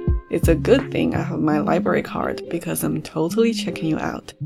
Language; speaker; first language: English; non-native, fluent; Chinese